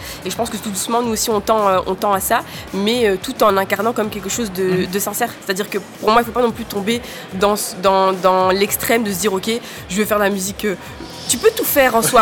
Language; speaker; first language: French; native; French